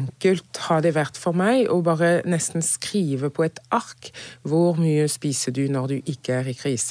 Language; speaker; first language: Norwegian; non-native, fluent; French